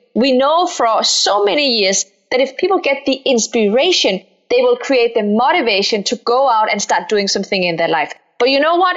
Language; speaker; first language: English; non-native, fluent; Danish